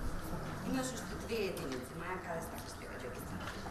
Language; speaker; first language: Macedonian; native; Macedonian